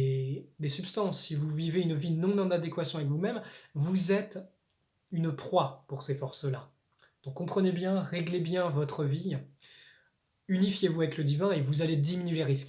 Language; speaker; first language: French; native; French